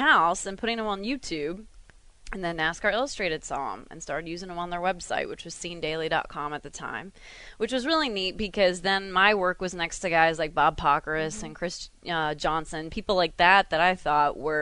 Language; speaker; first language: English; native; English